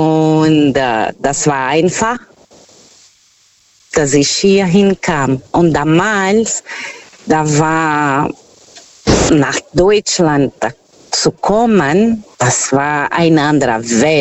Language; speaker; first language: German; non-native, fluent; Portuguese